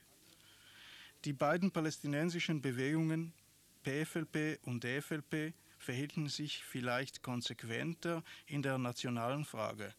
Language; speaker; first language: German; non-native, fluent; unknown